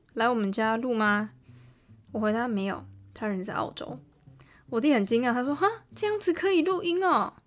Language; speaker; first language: Chinese; native; Chinese